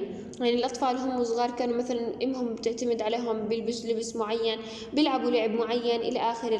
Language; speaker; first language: Arabic; native; Arabic